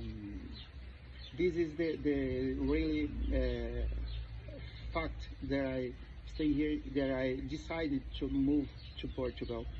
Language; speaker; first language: English; non-native, learner; Portuguese